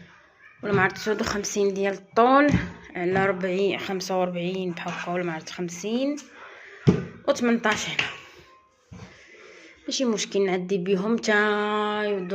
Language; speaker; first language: Arabic; native; Arabic